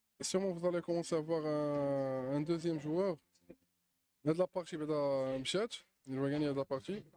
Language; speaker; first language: French; non-native, local second language; Arabic